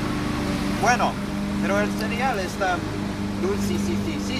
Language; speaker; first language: Spanish; non-native, learner; English